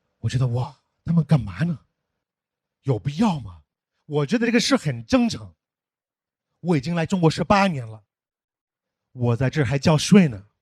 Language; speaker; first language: Chinese; non-native, fluent; English